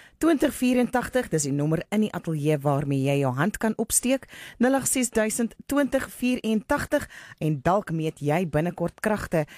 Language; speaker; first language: Afrikaans; native; Afrikaans